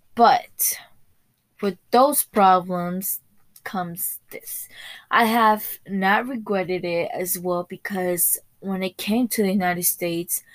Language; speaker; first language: English; early bilingual, other home language; Spanish